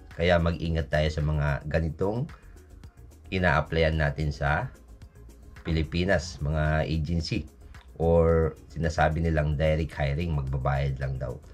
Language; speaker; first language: Filipino; native; Filipino